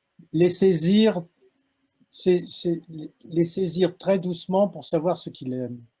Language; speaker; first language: French; native; French